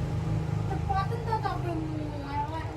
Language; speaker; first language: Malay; non-native, local second language; Javanese